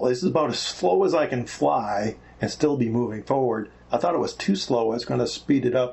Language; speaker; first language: English; native; English